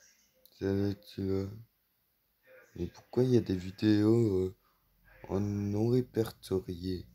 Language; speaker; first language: French; native; French